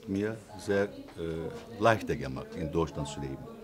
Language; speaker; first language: German; non-native, fluent; Turkish